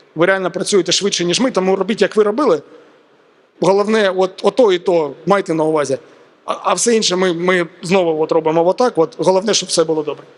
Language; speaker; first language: Ukrainian; non-native, local second language; Russian